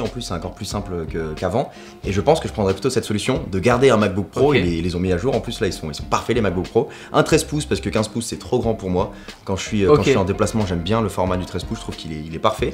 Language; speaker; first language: French; native; French